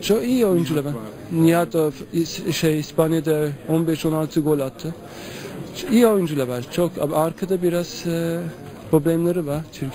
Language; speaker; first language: Turkish; early bilingual, heritage; Turkish